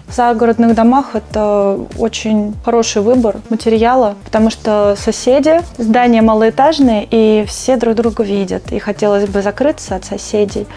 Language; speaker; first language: Russian; native; Russian